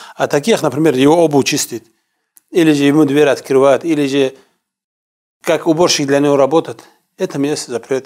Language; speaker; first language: Russian; non-native, local second language; Kumyk